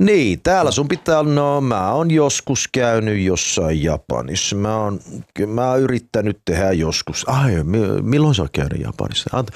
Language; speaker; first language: Finnish; early bilingual, heritage; Finnish